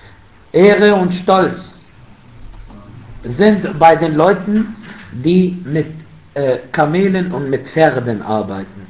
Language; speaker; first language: German; non-native, fluent; Arabic